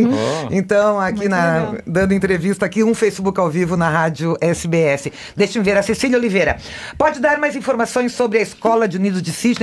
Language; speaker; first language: Portuguese; native; Portuguese